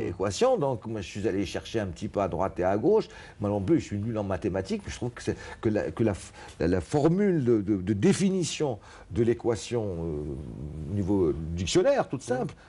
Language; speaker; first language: French; non-native, local second language; Arabic